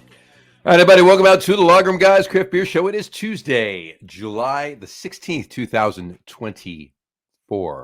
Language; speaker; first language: English; native; English